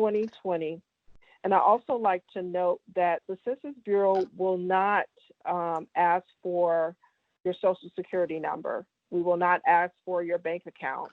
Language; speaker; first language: English; native; English